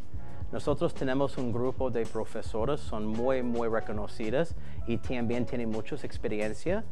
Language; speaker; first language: Spanish; non-native, learner; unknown